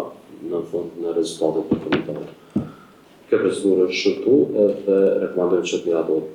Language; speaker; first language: Albanian; native; Albanian